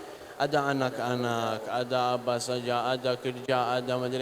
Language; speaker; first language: Indonesian; non-native, learner; Arabic